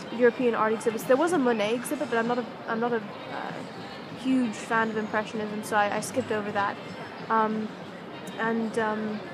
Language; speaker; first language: English; native; English